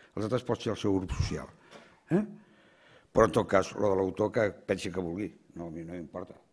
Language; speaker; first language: Catalan; native; Catalan